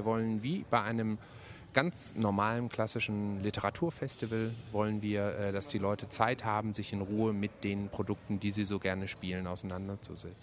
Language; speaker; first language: German; native; German